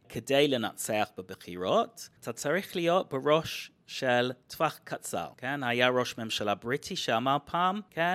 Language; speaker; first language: Hebrew; non-native, fluent; English